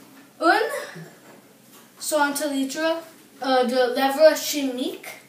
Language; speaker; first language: French; non-native, learner; English